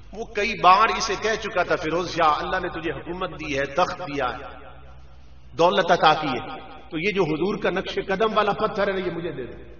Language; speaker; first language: Urdu; native; Urdu